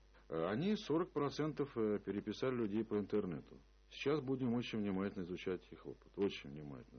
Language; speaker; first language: Russian; native; Russian